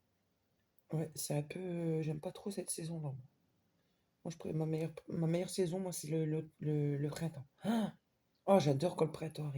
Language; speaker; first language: French; native; French